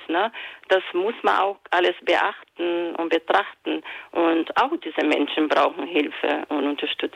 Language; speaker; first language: German; non-native, fluent; Portuguese